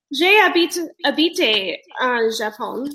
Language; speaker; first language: French; non-native, learner; English